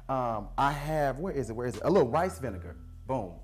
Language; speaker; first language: English; native; English